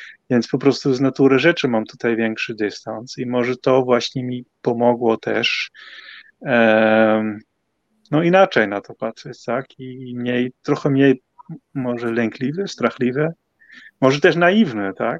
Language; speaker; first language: Polish; non-native, fluent; Dutch